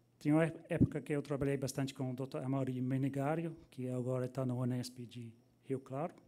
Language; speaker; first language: Portuguese; non-native, fluent; English